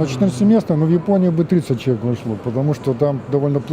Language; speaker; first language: Russian; native; Russian